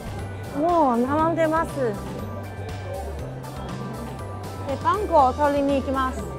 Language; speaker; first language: Japanese; non-native, fluent; Chinese